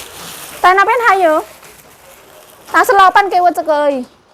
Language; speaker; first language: Chinese; non-native, local second language; Indonesian